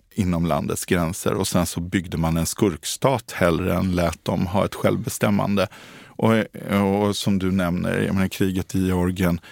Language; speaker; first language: Swedish; native; Swedish